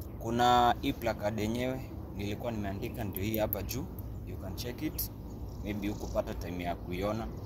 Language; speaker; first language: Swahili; native; Swahili